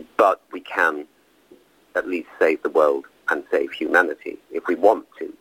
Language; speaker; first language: English; native; English